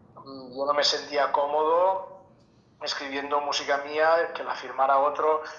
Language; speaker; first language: Spanish; native; Spanish